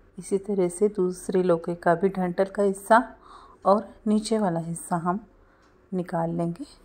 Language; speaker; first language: Hindi; non-native, local second language; Marathi